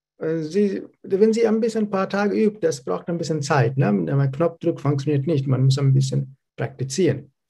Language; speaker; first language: German; non-native, learner; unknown